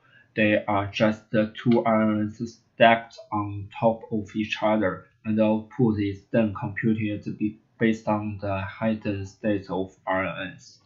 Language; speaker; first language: English; non-native, learner; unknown